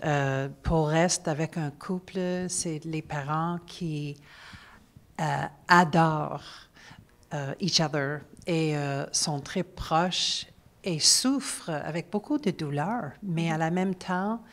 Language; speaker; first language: French; non-native, learner; English